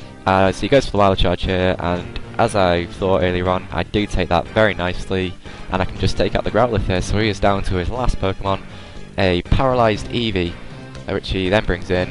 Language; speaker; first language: English; native; English